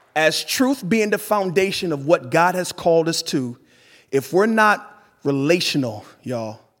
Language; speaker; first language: English; native; English